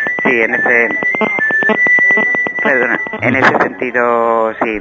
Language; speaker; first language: Spanish; native; Spanish